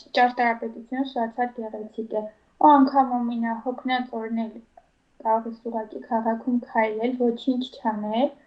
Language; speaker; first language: Armenian; native; Armenian